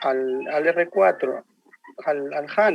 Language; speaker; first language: Spanish; native; Spanish